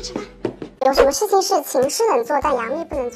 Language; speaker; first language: Chinese; native; Chinese